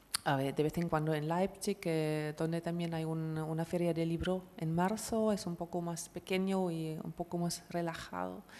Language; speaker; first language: Spanish; non-native, fluent; German